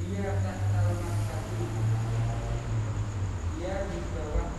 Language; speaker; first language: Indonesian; native; Indonesian